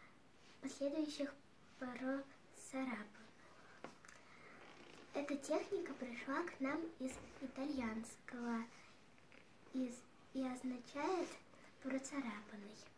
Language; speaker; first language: Russian; native; Russian